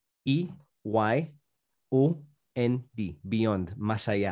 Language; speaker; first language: Spanish; non-native, fluent; English